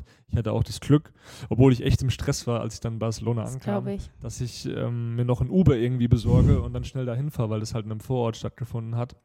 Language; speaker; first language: German; native; German